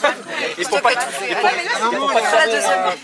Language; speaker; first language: French; native; French